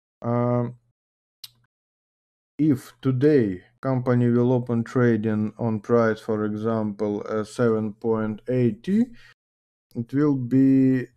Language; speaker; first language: English; non-native, learner; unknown